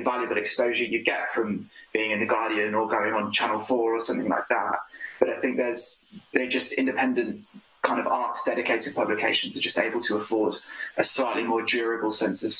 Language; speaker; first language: English; native; English